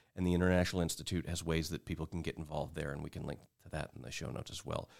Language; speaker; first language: English; native; English